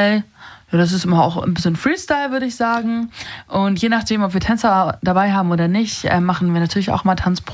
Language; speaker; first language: German; native; German